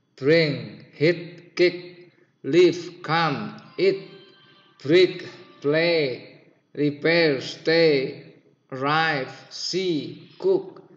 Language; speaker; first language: English; non-native, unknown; Indonesian